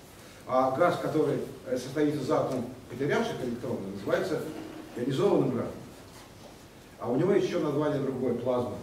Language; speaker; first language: Russian; native; Russian